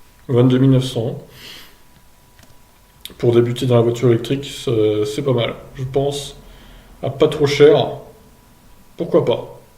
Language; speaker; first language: French; native; French